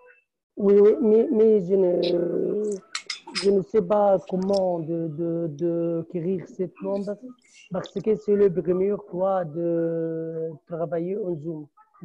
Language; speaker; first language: French; non-native, learner; Arabic